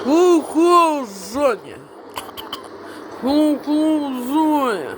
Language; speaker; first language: English; non-native, learner; Russian